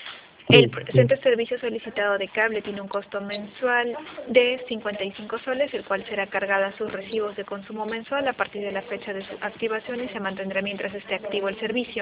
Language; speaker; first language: Spanish; native; Spanish